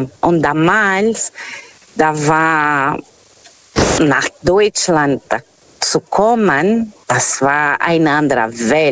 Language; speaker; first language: German; non-native, learner; Portuguese